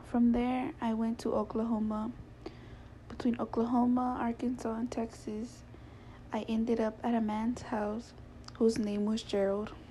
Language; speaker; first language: English; early bilingual, other home language; Spanish